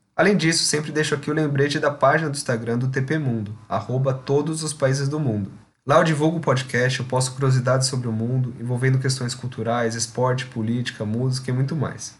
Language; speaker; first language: Portuguese; native; Portuguese